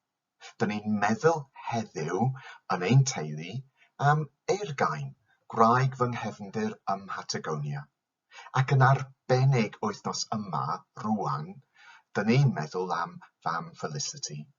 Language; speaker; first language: Welsh; non-native, fluent; English